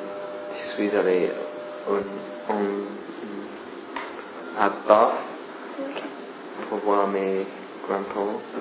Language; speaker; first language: French; non-native, learner; English